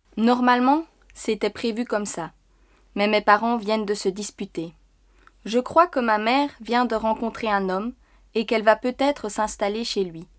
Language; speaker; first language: French; native; French